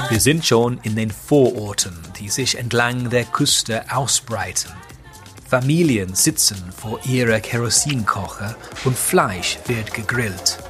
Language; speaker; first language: German; non-native, fluent; English